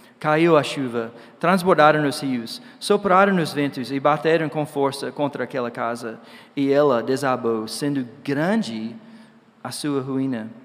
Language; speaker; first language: Portuguese; non-native, fluent; English